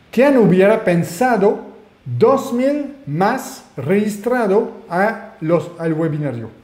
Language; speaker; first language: Spanish; non-native, fluent; French